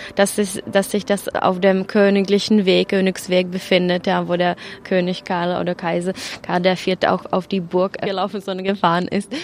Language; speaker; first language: German; non-native, fluent; Czech